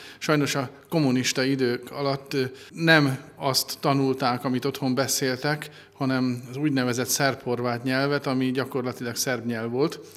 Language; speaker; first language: Hungarian; native; Hungarian